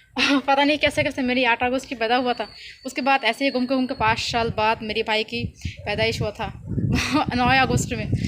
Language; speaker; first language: Urdu; non-native, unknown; Bangla